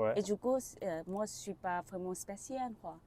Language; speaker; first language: French; non-native, learner; Vietnamese